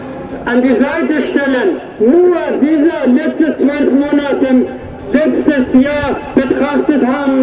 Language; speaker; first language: German; non-native, fluent; Persian